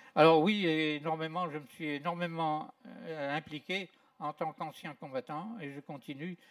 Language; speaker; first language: French; native; French